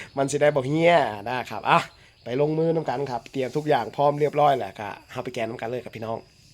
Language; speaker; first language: Thai; non-native, local second language; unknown